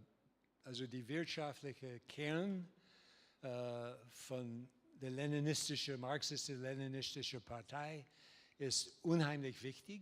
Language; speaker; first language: German; non-native, learner; English